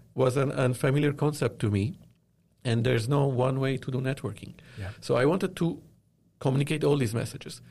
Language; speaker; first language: English; non-native, fluent; Arabic